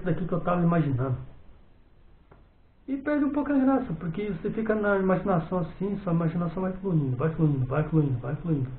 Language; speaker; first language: Portuguese; native; Portuguese